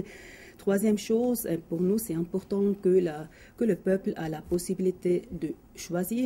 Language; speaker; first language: French; non-native, local second language; German